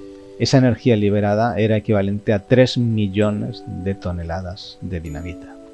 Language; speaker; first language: Spanish; native; Spanish